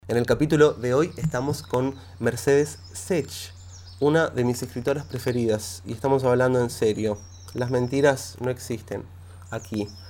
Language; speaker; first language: Spanish; native; Spanish